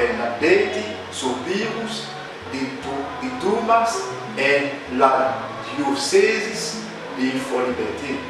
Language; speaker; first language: Spanish; non-native, fluent; Haitian Creole